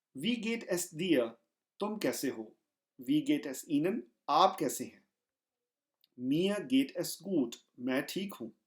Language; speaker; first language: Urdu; non-native, local second language; Punjabi